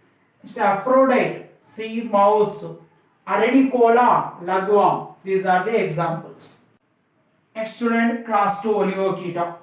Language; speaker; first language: English; non-native, local second language; Telugu